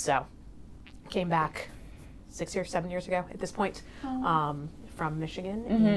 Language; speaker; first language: English; native; English